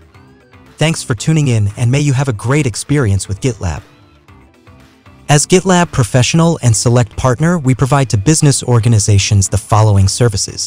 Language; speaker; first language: English; non-native, fluent; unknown